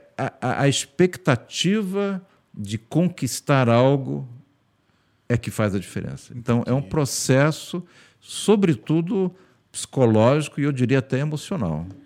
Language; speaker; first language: Portuguese; early bilingual, heritage; Portuguese